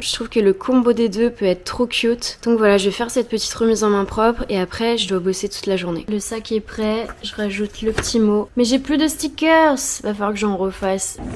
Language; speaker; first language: French; native; French